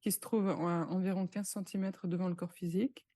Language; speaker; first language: French; native; French